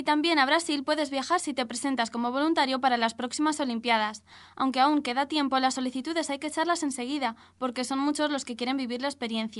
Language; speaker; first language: Spanish; native; Spanish